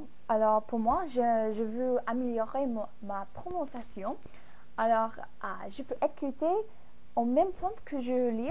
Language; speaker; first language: French; non-native, fluent; English